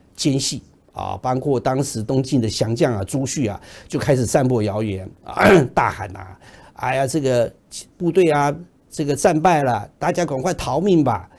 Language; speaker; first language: Chinese; native; Chinese